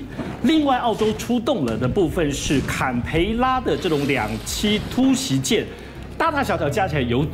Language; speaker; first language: Chinese; native; Chinese